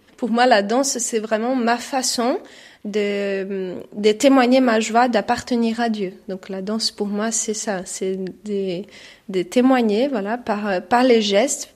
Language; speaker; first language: French; non-native, fluent; Portuguese